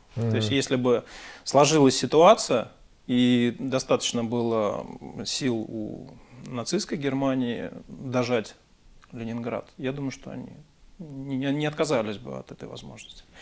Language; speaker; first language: Russian; native; Russian